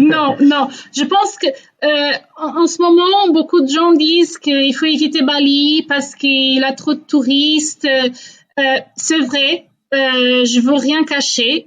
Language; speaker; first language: French; non-native, fluent; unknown